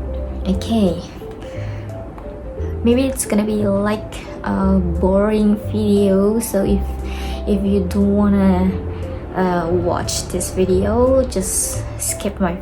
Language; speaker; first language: English; non-native, learner; Indonesian